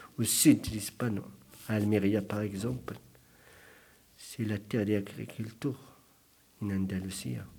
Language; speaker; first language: French; non-native, learner; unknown